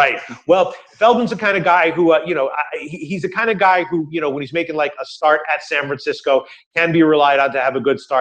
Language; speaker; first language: English; native; English